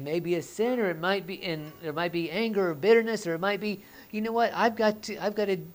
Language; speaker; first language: English; native; English